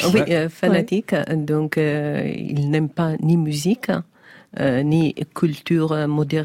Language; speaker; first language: French; non-native, learner; Persian